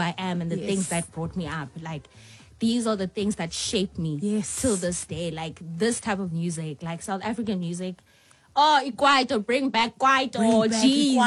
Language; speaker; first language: English; non-native, local second language; Xhosa